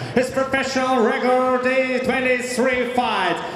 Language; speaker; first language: English; non-native, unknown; Russian